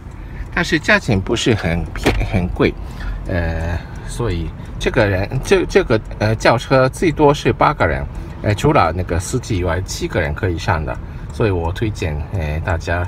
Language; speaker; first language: Chinese; non-native, fluent; Japanese